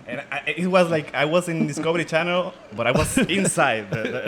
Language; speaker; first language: English; non-native, fluent; Spanish